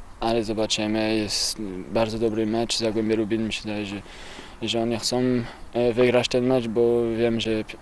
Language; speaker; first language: Polish; non-native, learner; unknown